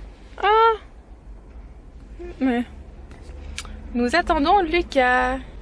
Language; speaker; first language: French; native; French